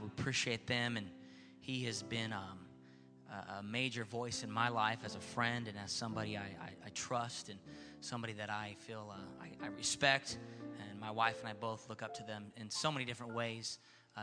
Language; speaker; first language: English; native; English